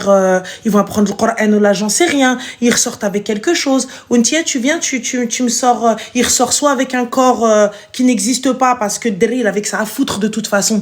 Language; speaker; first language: French; early bilingual, other home language; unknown